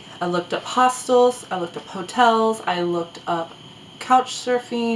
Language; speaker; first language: English; native; English